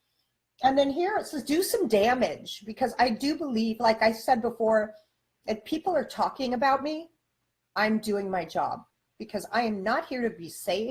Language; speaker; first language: English; native; English